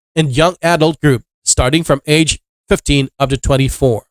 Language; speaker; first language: English; non-native, local second language; Filipino